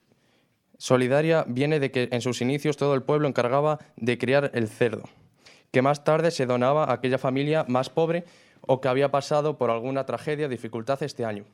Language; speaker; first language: Spanish; native; Spanish